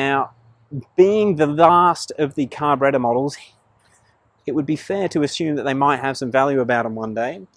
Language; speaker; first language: English; native; English